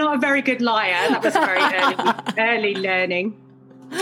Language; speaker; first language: English; native; English